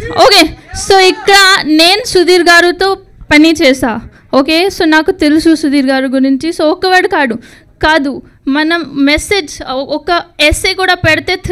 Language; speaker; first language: Telugu; non-native, learner; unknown